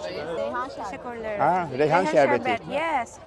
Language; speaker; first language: Turkish; native; Turkish